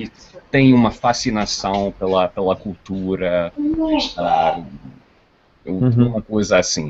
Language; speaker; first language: Portuguese; non-native, fluent; English